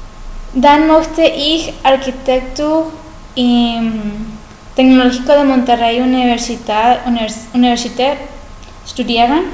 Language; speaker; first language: German; non-native, learner; Spanish